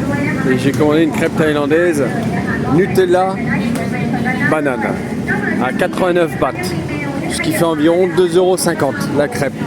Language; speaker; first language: French; native; French